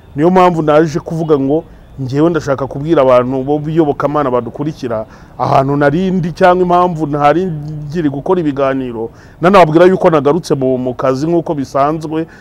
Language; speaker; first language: Kinyarwanda; native; Kinyarwanda